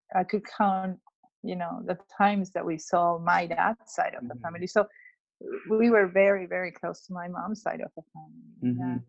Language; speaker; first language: English; non-native, fluent; Spanish